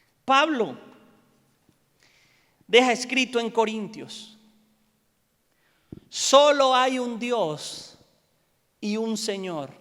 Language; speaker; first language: Spanish; native; Spanish